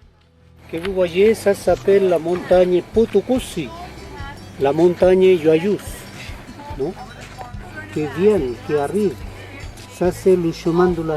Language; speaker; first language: French; non-native, fluent; Spanish